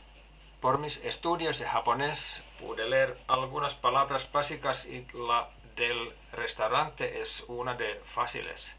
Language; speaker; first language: Spanish; non-native, fluent; Finnish